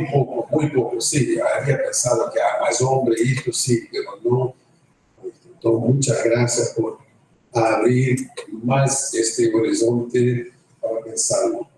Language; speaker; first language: Spanish; non-native, fluent; Portuguese